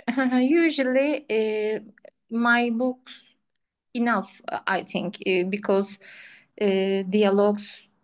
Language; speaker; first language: English; non-native, learner; Turkish